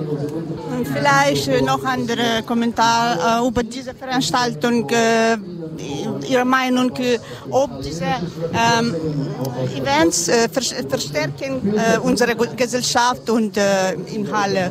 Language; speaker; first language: German; non-native, learner; Ukrainian